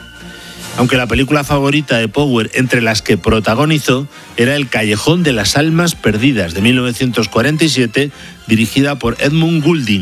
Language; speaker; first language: Spanish; native; Spanish